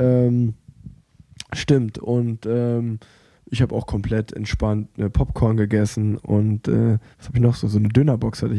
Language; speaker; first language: German; native; German